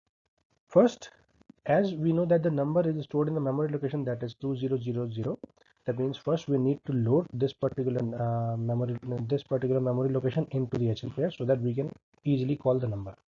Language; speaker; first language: English; non-native, local second language; Hindi